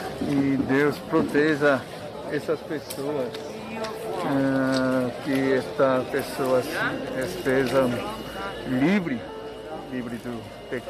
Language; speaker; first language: Portuguese; non-native, learner; Korean